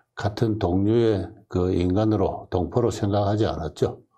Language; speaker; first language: Korean; native; Korean